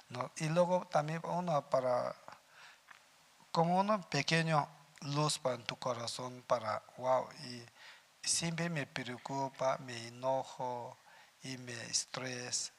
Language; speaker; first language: Spanish; non-native, learner; Tibetan